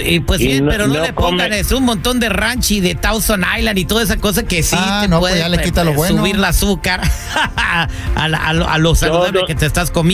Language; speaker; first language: Spanish; native; Spanish